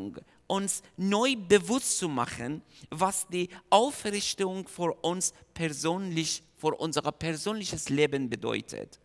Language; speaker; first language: German; non-native, fluent; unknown